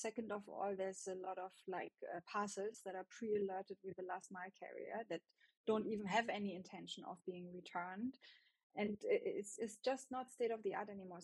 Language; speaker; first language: English; non-native, fluent; German